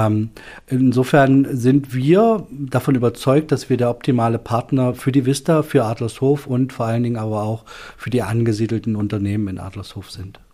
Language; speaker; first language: German; native; German